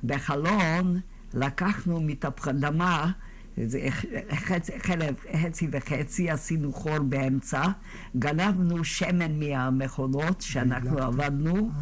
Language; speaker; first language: Hebrew; non-native, fluent; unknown